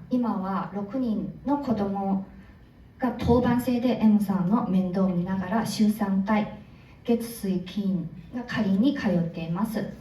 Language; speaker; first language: Japanese; non-native, fluent; Korean